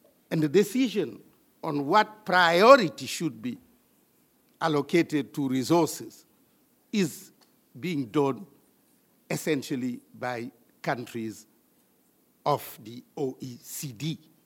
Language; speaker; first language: English; non-native, fluent; French